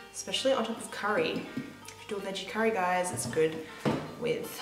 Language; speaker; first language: English; native; English